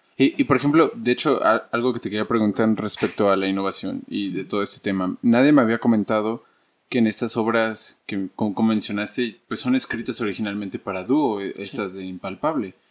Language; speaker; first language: Spanish; native; Spanish